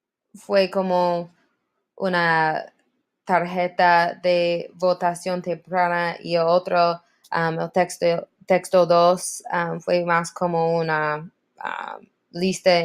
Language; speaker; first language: Spanish; non-native, learner; English